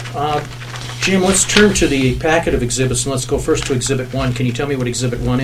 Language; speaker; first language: English; native; English